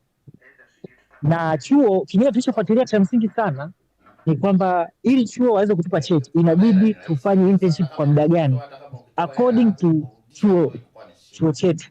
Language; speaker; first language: Swahili; native; Swahili